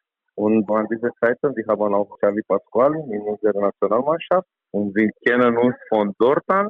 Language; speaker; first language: German; non-native, learner; Romanian